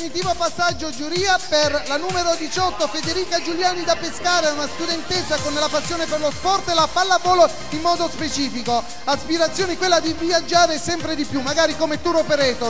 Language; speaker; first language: Italian; native; Italian